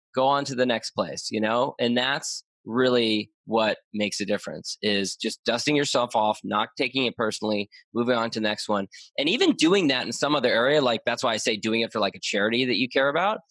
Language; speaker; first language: English; native; English